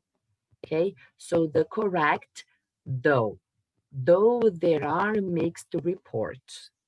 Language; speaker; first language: English; non-native, fluent; Portuguese